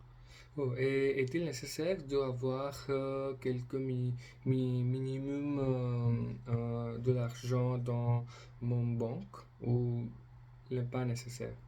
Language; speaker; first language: French; non-native, learner; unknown